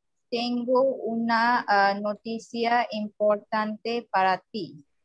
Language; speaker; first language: Spanish; non-native, learner; Bangla